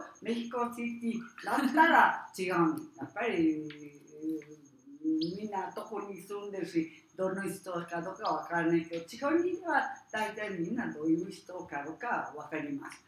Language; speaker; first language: Japanese; non-native, learner; Spanish